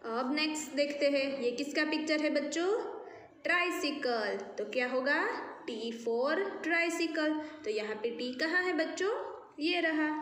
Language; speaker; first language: Hindi; non-native, local second language; Gujarati